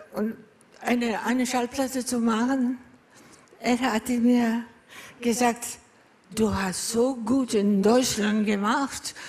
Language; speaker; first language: German; non-native, fluent; Greek